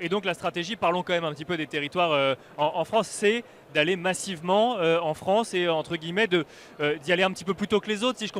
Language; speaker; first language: French; native; French